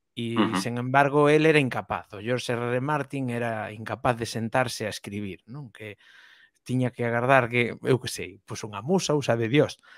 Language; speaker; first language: Galician; native; Galician